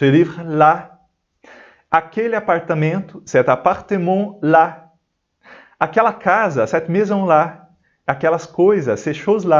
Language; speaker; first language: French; non-native, fluent; Portuguese